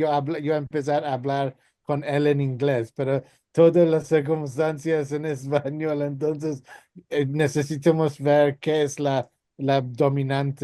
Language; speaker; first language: Spanish; non-native, learner; English